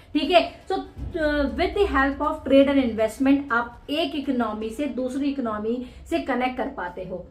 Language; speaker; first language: Hindi; native; Hindi